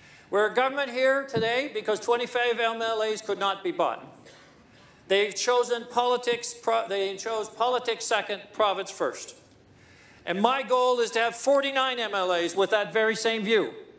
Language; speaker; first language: English; native; English